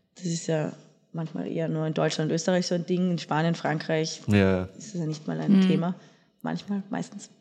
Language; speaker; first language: German; native; German